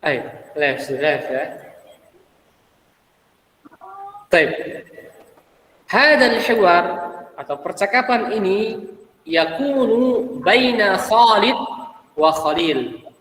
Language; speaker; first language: Arabic; non-native, fluent; Indonesian